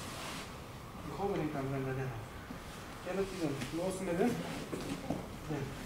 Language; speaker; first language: Swedish; non-native, learner; Russian